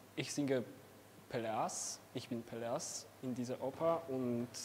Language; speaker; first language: German; non-native, fluent; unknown